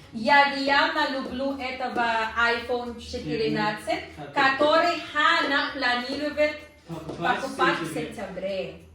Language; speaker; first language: Russian; non-native, learner; Filipino